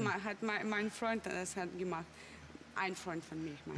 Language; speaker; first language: German; non-native, fluent; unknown